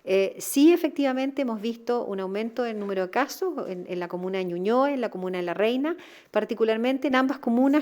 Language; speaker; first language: Spanish; native; Spanish